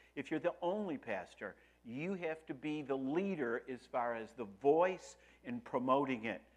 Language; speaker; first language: English; native; English